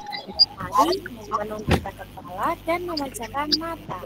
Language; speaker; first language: Indonesian; native; Indonesian